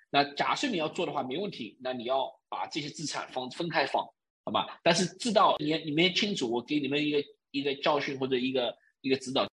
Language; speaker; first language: Chinese; early bilingual, heritage; Chinese